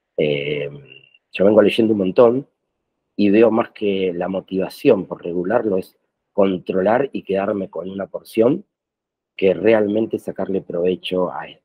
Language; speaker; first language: Spanish; native; Spanish